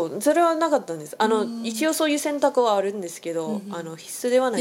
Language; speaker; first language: Japanese; non-native, fluent; English